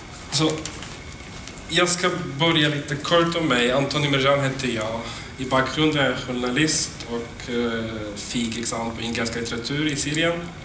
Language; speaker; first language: Swedish; non-native, fluent; Arabic